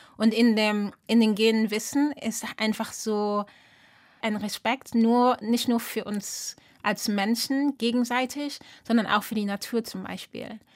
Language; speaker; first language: German; early bilingual, other home language; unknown